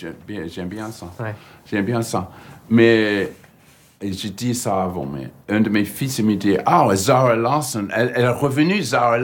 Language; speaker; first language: French; non-native, fluent; English